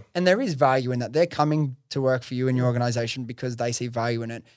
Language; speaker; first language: English; native; English